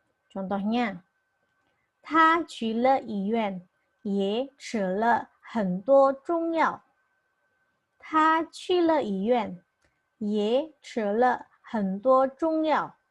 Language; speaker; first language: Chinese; non-native, fluent; Indonesian